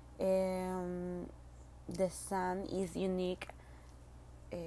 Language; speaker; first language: English; non-native, learner; Spanish